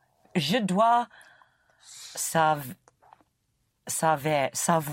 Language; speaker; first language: French; non-native, learner; English